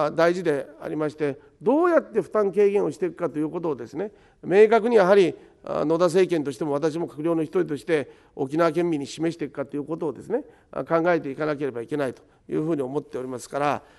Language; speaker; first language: Japanese; native; Japanese